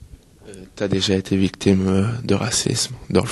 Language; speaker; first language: French; native; French